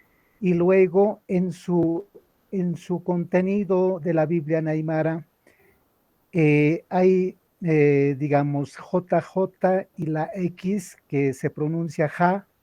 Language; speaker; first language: Spanish; non-native, local second language; Aymara